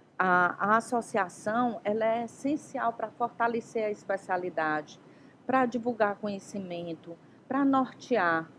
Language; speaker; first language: Portuguese; native; Portuguese